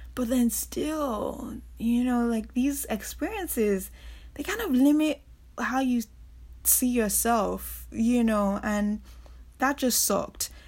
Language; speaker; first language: English; non-native, local second language; Yoruba